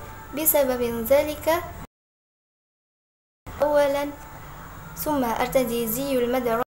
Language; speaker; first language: Arabic; non-native, learner; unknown